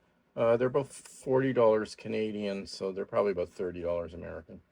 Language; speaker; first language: English; native; English